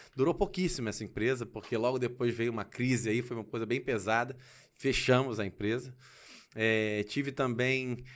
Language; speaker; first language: Portuguese; native; Portuguese